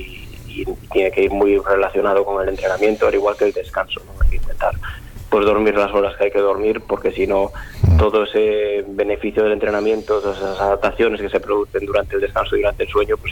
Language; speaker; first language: Spanish; native; Spanish